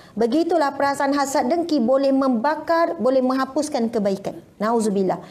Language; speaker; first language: Malay; native; Malay